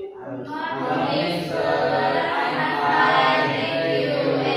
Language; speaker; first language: English; non-native, learner; Indonesian